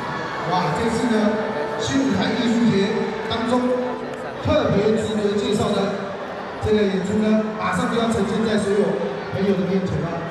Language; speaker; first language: Chinese; native; Chinese